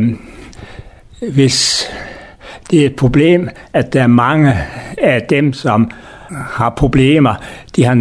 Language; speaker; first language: Danish; native; Danish